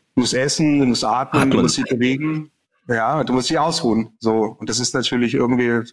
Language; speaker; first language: German; native; German